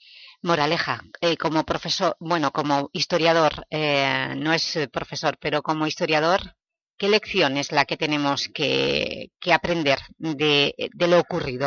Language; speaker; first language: Spanish; native; Spanish